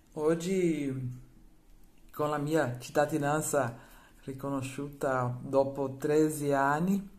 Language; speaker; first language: Italian; non-native, learner; Portuguese